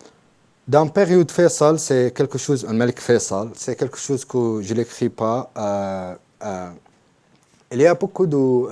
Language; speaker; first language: French; non-native, learner; Arabic